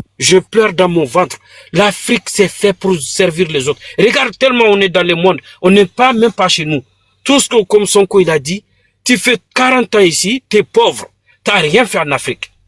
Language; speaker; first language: French; non-native, local second language; Bambara